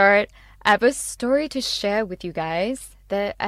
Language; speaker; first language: English; non-native, local second language; Chinese